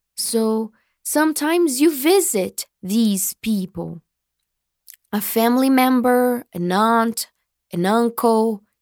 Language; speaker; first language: English; non-native, fluent; Portuguese